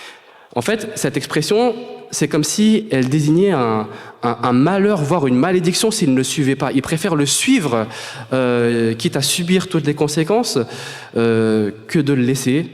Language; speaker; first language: French; native; French